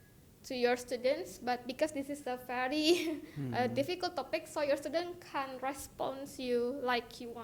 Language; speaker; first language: English; non-native, local second language; Indonesian